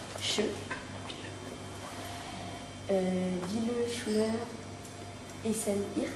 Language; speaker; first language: German; non-native, learner; French